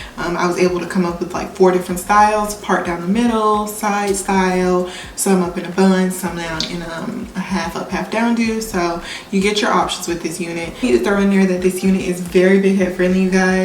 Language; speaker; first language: English; native; English